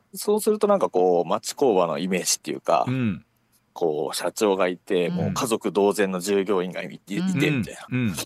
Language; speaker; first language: Japanese; native; Japanese